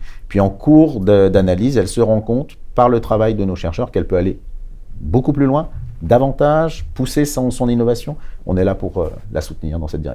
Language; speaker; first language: French; native; French